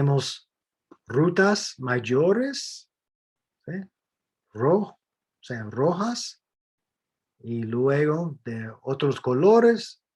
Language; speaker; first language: Spanish; non-native, fluent; English